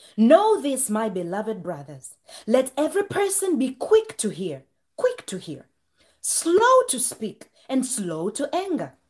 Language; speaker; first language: English; non-native, local second language; Swahili